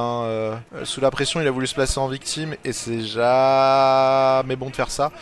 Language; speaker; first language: French; native; French